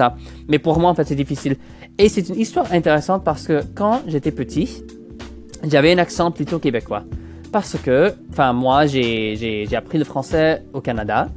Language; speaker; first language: French; non-native, local second language; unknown